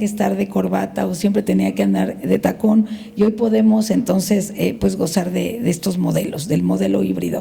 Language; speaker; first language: Spanish; native; Spanish